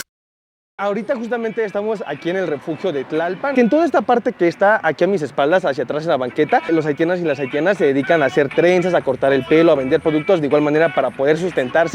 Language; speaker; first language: Spanish; native; Spanish